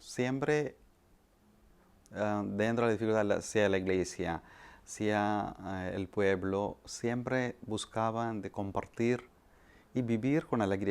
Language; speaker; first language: Spanish; non-native, fluent; Malayalam